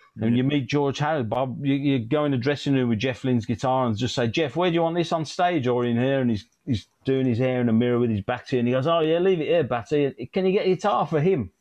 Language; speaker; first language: English; native; English